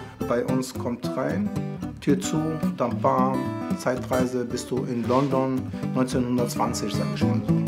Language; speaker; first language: German; non-native, fluent; Arabic